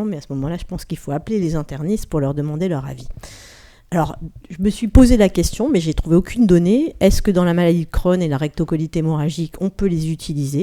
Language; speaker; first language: French; native; French